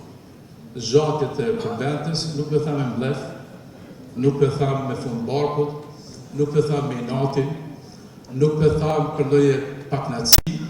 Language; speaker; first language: Albanian; native; Albanian